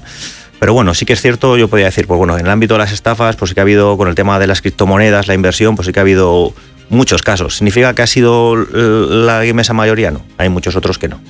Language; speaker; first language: Spanish; native; Spanish